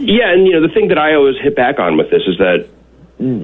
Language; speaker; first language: English; native; English